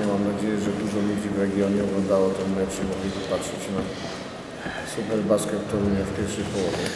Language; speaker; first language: Polish; native; Polish